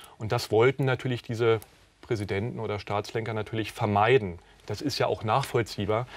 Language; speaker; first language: German; native; German